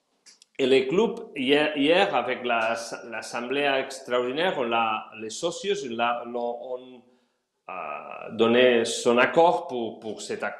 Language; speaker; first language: French; non-native, fluent; Spanish